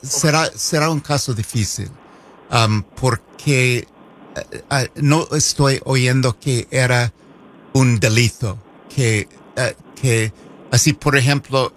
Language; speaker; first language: Spanish; non-native, fluent; English